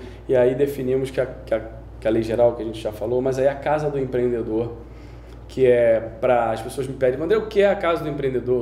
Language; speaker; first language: Portuguese; native; Portuguese